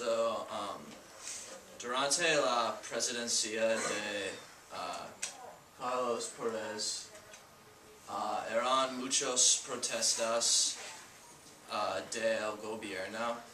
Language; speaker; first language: Spanish; non-native, learner; English